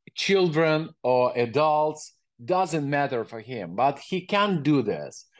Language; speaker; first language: English; non-native, learner; Ukrainian